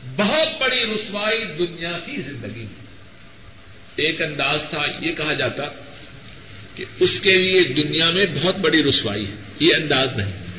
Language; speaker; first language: Urdu; non-native, local second language; Punjabi